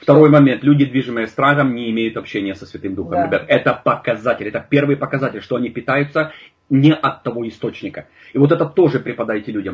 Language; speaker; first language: Russian; native; Russian